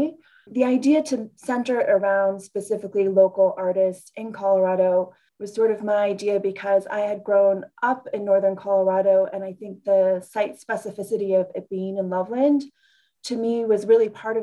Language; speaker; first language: English; native; English